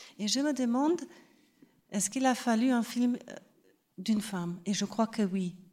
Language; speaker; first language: French; non-native, fluent; German